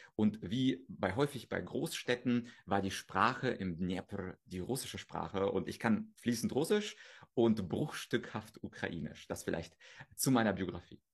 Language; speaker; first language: German; early bilingual, other home language; Russian